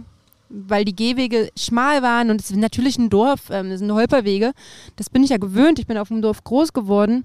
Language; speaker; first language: German; native; German